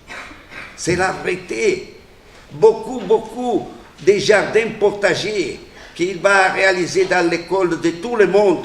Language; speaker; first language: French; non-native, fluent; Italian